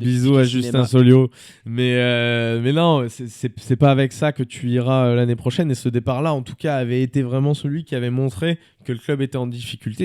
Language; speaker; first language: French; native; French